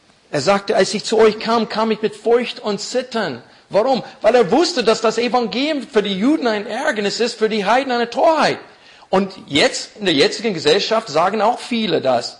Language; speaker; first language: German; non-native, fluent; English